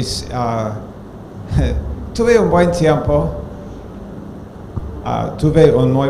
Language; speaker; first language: Spanish; non-native, fluent; English